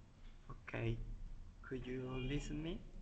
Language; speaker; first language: English; non-native, learner; Spanish